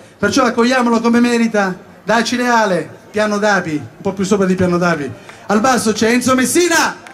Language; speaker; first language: Italian; native; Italian